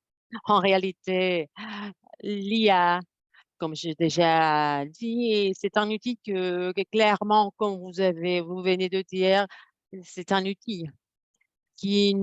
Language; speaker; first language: French; non-native, fluent; Spanish